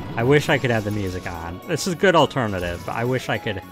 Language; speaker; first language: English; native; English